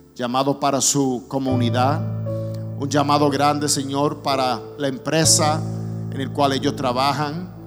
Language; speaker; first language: Spanish; early bilingual, heritage; Spanish